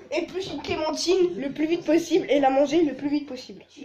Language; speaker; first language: French; native; French